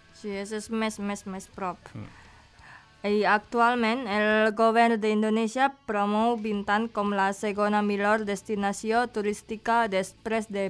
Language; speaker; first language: Catalan; non-native, fluent; Indonesian